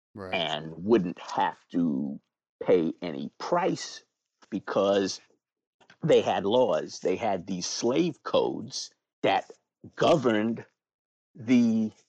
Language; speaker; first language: English; native; English